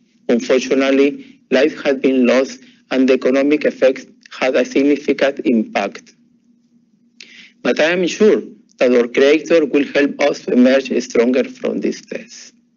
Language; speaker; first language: English; non-native, fluent; Spanish